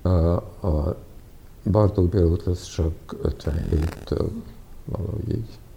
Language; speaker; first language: Hungarian; early bilingual, other home language; Serbian